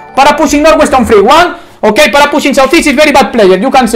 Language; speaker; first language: English; non-native, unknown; Spanish